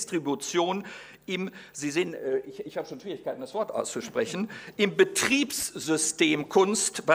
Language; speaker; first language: German; native; German